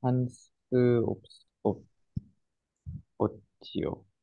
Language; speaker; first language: Korean; non-native, learner; Japanese